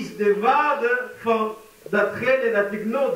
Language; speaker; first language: Dutch; non-native, fluent; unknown